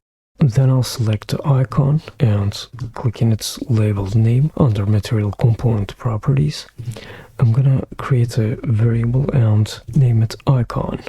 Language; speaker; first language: English; non-native, fluent; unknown